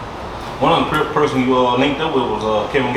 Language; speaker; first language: English; native; English